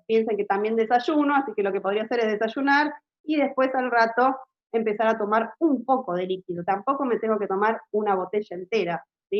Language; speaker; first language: Spanish; native; Spanish